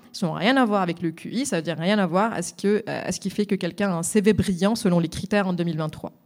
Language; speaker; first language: French; non-native, local second language; Arabic